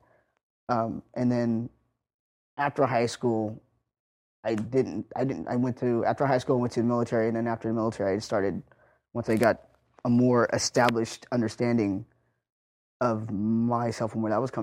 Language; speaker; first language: English; native; English